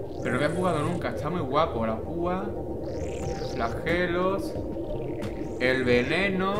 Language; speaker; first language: Spanish; native; Spanish